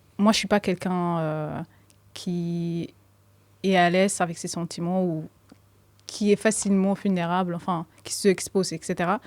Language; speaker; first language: French; non-native, fluent; Somali